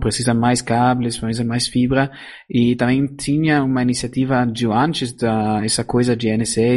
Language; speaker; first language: Portuguese; non-native, fluent; German